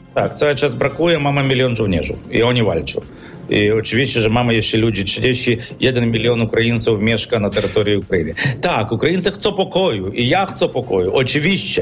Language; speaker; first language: Polish; non-native, fluent; Ukrainian